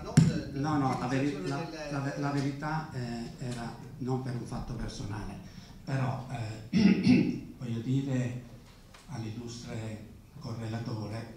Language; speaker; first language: Italian; native; Italian